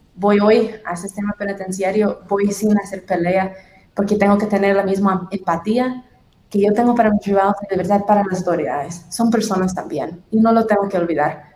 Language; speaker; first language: Spanish; non-native, fluent; English